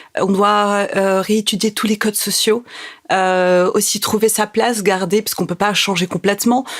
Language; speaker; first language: French; non-native, local second language; Arabic